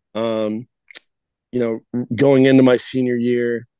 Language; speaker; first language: English; native; English